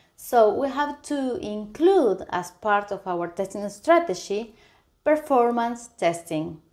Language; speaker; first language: English; non-native, fluent; Spanish